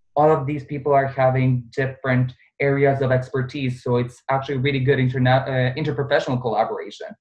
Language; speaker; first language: English; non-native, fluent; Bosnian